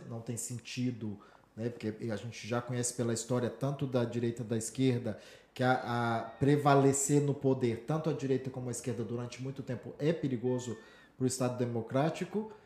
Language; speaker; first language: Portuguese; native; Portuguese